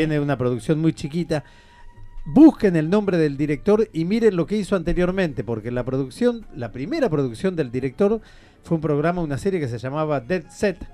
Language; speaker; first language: Spanish; native; Spanish